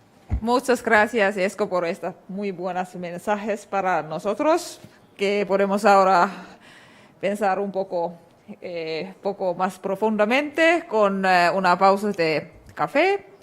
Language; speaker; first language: Spanish; non-native, fluent; Finnish